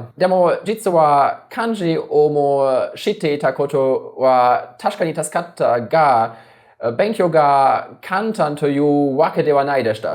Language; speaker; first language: Japanese; non-native, learner; German